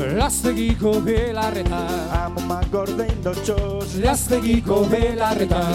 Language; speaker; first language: Spanish; non-native, local second language; Basque